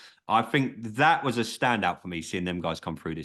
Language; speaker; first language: English; native; English